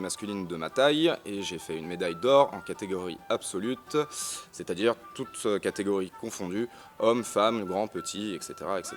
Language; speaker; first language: French; native; French